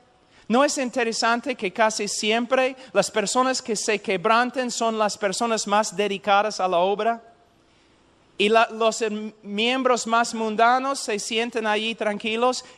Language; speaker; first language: Spanish; non-native, fluent; English